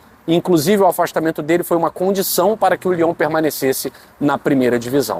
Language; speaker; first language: Portuguese; native; Portuguese